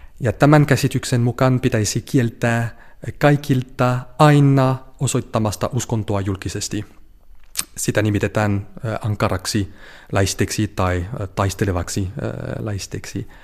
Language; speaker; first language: Finnish; non-native, fluent; French